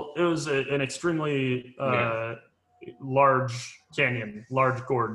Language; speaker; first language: English; native; English